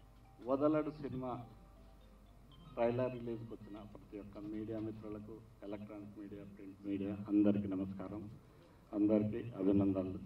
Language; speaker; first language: Telugu; native; Telugu